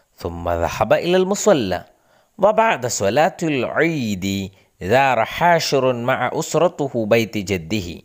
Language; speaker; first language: Arabic; non-native, fluent; Malayalam